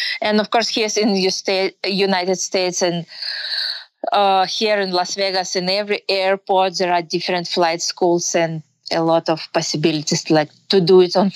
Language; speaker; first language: English; non-native, learner; Russian